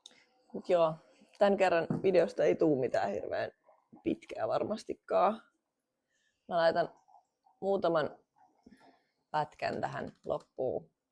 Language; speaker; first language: Finnish; native; Finnish